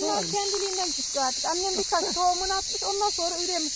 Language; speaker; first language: Turkish; native; Turkish